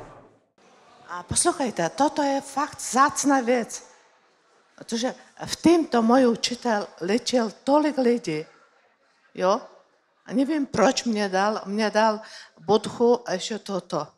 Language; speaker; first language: Czech; non-native, learner; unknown